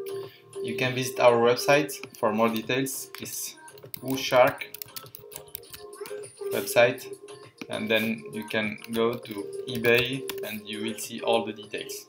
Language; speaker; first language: English; non-native, fluent; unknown